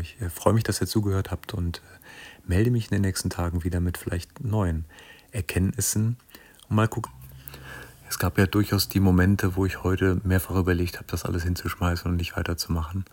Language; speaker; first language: German; native; German